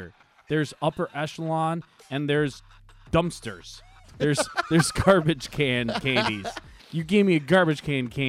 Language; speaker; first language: English; native; English